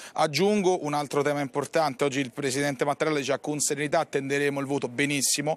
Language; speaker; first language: Italian; native; Italian